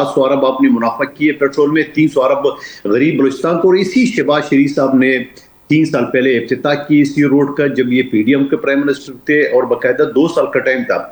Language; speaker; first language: Urdu; non-native, local second language; Pashto